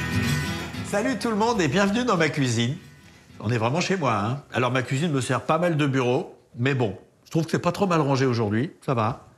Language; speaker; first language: French; native; French